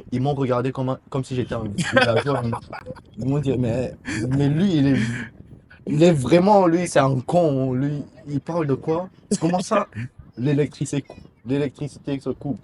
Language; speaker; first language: French; non-native, local second language; Korean